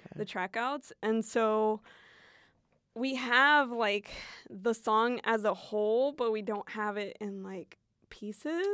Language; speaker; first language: English; early bilingual, other home language; Spanish